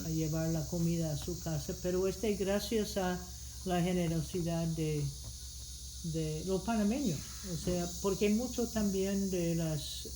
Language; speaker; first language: Spanish; non-native, fluent; English